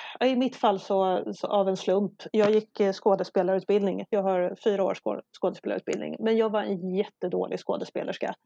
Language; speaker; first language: Swedish; non-native, local second language; Polish